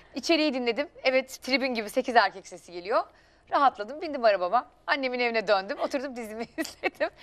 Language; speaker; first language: Turkish; native; Turkish